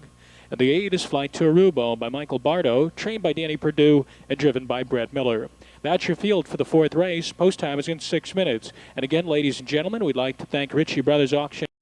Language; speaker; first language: English; native; English